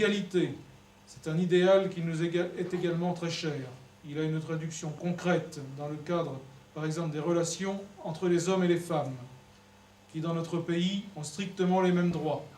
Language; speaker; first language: French; native; French